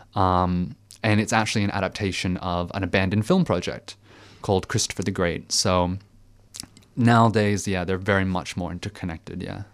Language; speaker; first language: English; early bilingual, other home language; French